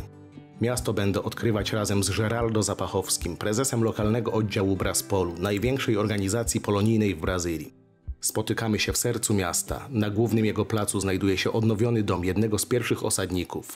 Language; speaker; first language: Polish; native; Polish